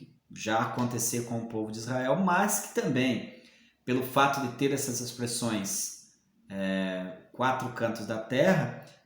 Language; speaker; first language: Portuguese; native; Portuguese